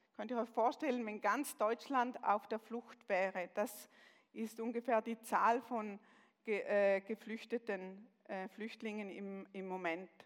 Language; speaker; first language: German; native; German